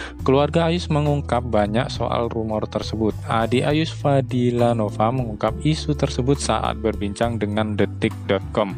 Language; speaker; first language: Indonesian; native; Indonesian